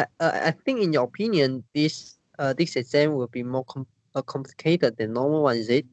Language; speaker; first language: English; non-native, learner; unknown